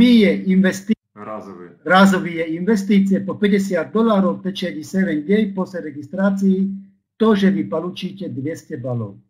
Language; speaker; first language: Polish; non-native, learner; Slovak